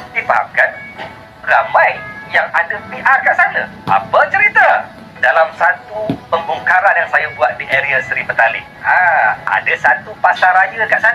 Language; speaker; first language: Malay; native; Malay